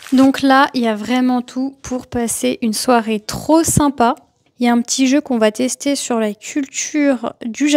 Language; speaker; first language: French; native; French